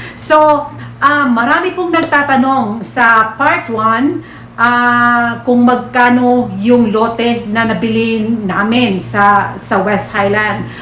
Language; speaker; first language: Filipino; non-native, local second language; Cebuano